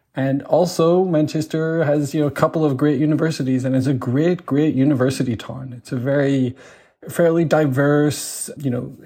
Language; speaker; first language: English; native; English